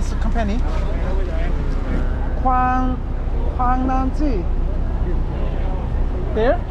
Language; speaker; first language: English; non-native, learner; Korean